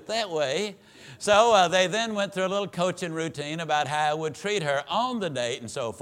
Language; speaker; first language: English; native; English